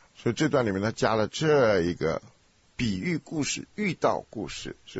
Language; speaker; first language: Chinese; native; Chinese